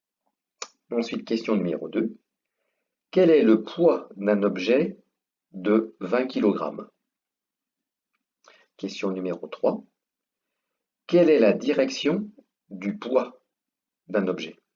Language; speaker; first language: French; native; French